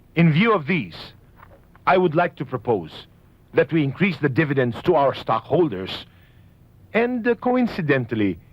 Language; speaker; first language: English; non-native, local second language; Filipino